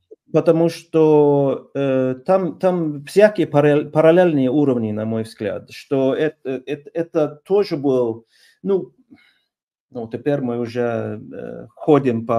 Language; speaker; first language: Russian; non-native, fluent; Norwegian